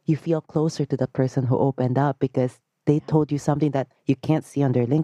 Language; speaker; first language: English; non-native, local second language; Filipino